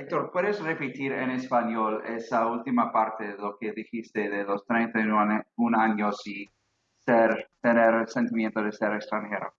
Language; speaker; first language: Spanish; non-native, fluent; English